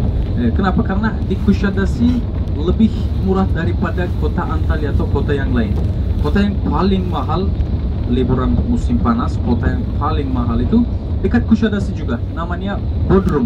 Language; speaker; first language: Indonesian; non-native, fluent; Turkish